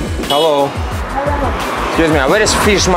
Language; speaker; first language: English; non-native, learner; Russian